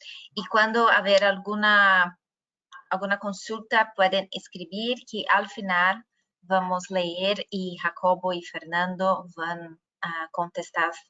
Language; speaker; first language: Spanish; non-native, fluent; Portuguese